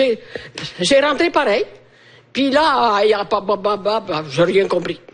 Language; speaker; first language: French; non-native, fluent; Italian